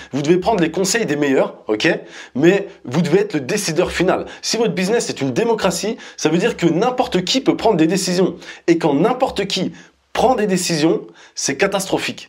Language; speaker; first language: French; native; French